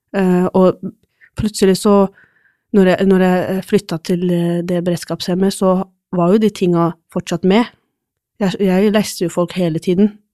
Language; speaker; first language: Norwegian; non-native, fluent; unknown